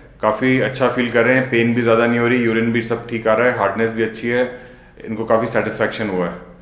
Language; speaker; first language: Hindi; native; Hindi